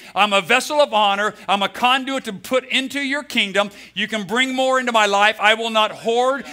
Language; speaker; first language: English; native; English